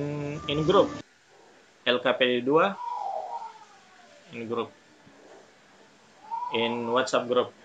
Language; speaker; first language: English; non-native, fluent; Indonesian